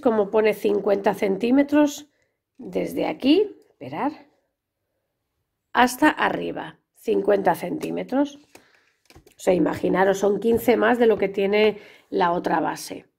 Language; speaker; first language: Spanish; native; Spanish